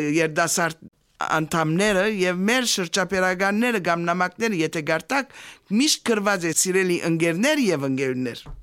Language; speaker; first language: Armenian; early bilingual, heritage; Armenian